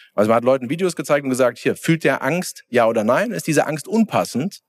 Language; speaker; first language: German; native; German